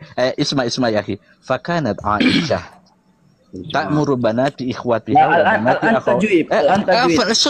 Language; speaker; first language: Arabic; non-native, learner; Indonesian